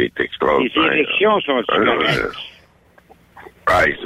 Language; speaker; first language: French; native; French